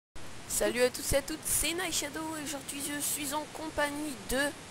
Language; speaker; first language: French; native; French